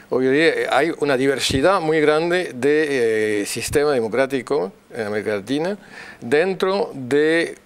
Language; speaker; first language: Spanish; non-native, fluent; French